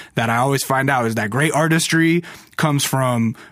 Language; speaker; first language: English; early bilingual, other home language; Italian